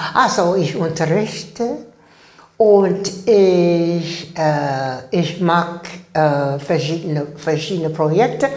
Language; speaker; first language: German; non-native, learner; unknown